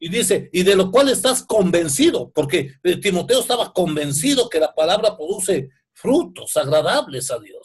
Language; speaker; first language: Spanish; native; Spanish